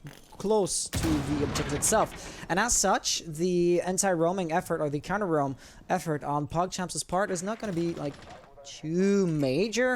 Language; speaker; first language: English; non-native, local second language; French